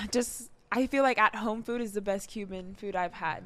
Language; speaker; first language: English; early bilingual, other home language; Spanish